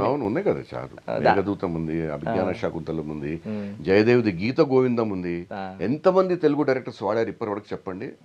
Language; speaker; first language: Telugu; non-native, local second language; Hindi